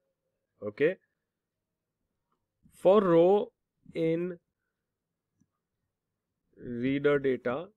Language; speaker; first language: English; non-native, local second language; Hindi